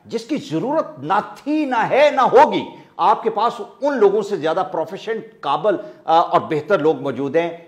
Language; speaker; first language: Urdu; native; Urdu